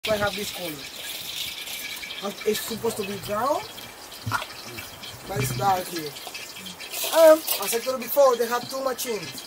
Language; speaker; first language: English; non-native, fluent; Spanish